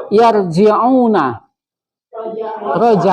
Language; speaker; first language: Arabic; non-native, fluent; Indonesian